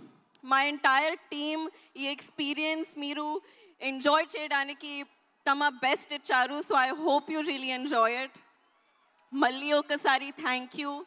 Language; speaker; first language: Telugu; non-native, local second language; Hindi